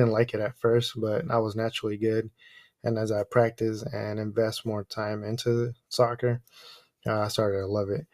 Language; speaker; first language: English; early bilingual, other home language; Spanish